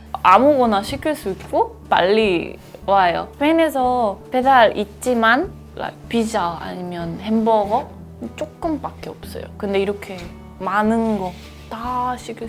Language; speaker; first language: Korean; non-native, fluent; Spanish